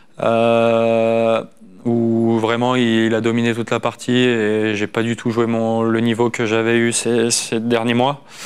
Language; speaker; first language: French; native; French